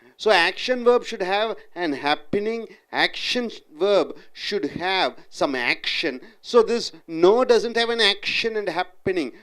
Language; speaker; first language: English; non-native, local second language; Tamil